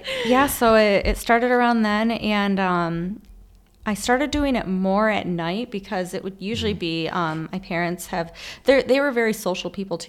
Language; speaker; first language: English; native; English